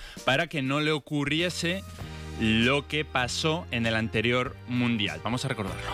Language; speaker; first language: Spanish; native; Spanish